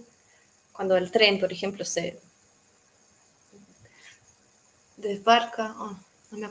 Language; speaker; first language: Spanish; non-native, fluent; Russian